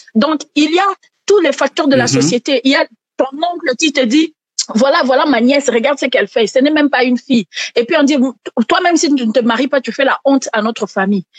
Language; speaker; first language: French; non-native, local second language; Lingala